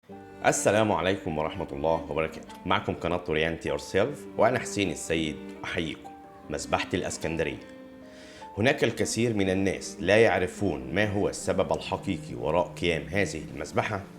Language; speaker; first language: Arabic; native; Arabic